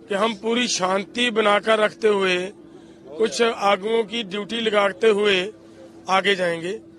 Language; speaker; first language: Hindi; non-native, local second language; Punjabi